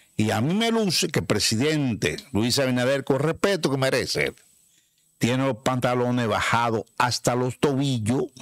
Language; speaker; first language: Spanish; native; Spanish